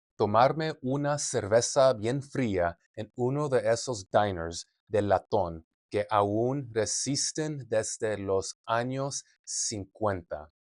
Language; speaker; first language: Spanish; non-native, learner; English